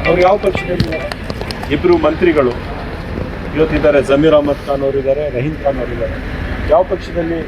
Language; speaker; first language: Kannada; non-native, local second language; Urdu